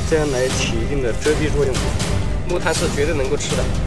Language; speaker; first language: Chinese; native; Chinese